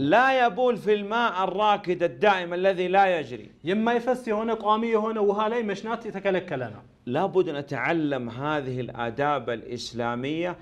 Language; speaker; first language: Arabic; non-native, fluent; Amharic